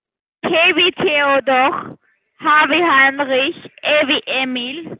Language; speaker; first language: German; non-native, learner; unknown